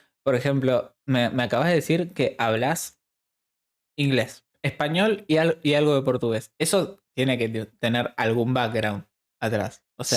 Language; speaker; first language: Spanish; native; Spanish